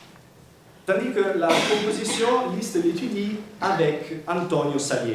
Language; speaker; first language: French; non-native, fluent; Italian